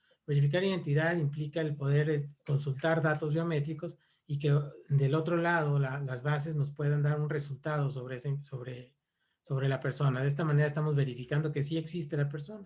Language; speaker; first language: Spanish; native; Spanish